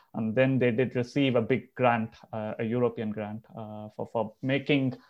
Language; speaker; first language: English; non-native, local second language; Telugu